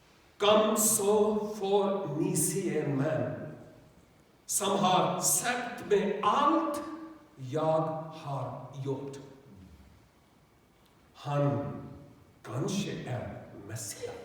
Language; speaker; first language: Swedish; non-native, learner; Urdu